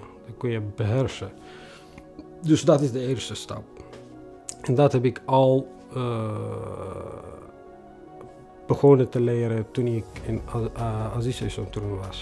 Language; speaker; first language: Dutch; non-native, fluent; Tigrinya